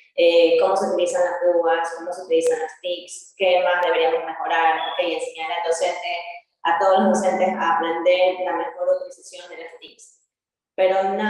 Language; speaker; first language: Spanish; native; Spanish